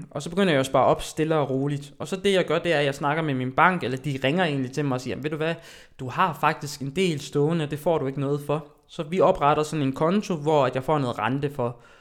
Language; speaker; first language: Danish; early bilingual, other home language; Haitian Creole